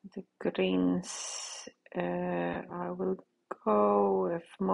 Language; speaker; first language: English; non-native, fluent; Polish